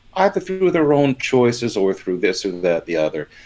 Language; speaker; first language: English; native; English